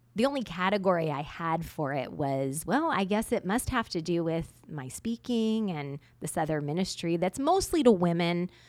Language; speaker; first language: English; native; English